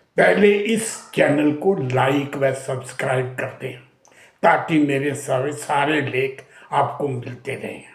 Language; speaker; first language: Hindi; native; Hindi